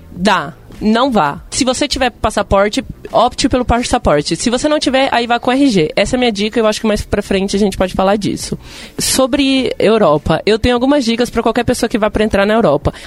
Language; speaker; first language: Portuguese; early bilingual, other home language; Spanish